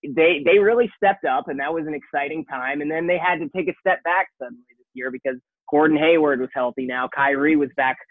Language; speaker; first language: English; native; English